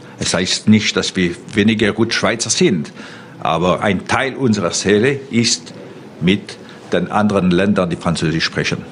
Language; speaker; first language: German; non-native, local second language; French